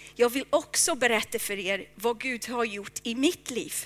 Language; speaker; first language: Swedish; non-native, fluent; English